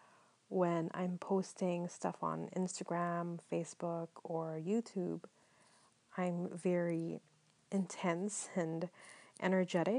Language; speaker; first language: English; non-native, local second language; Filipino